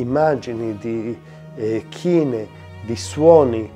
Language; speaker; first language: Italian; non-native, fluent; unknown